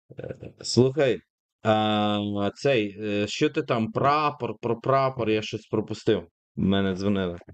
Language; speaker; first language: Ukrainian; native; Ukrainian